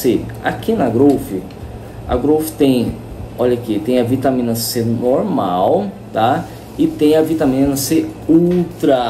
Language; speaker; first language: Portuguese; native; Portuguese